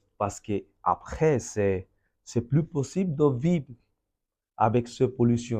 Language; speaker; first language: French; non-native, fluent; Bangla